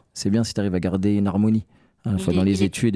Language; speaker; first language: French; native; French